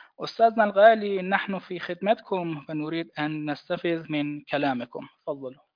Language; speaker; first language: Arabic; non-native, fluent; Persian